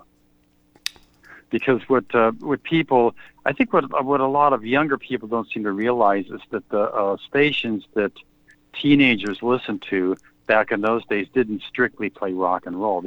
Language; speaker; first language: English; native; English